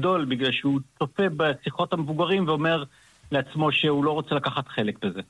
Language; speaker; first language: Hebrew; native; Hebrew